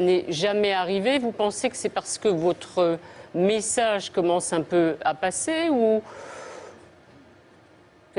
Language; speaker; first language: French; native; French